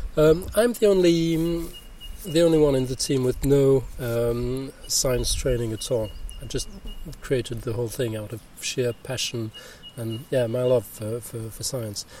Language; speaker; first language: English; non-native, fluent; French